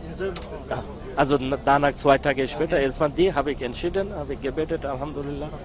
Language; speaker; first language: German; non-native, learner; Bangla